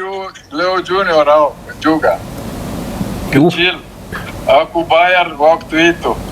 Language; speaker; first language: Indonesian; non-native, learner; Romanian